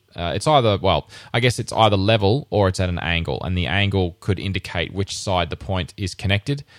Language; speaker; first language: English; native; English